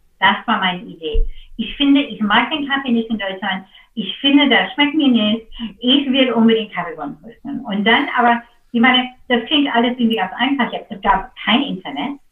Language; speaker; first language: German; non-native, fluent; English